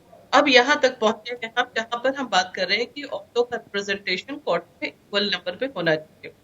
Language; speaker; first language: Hindi; native; Hindi